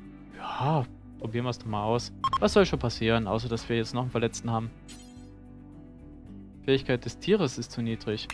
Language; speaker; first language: German; native; German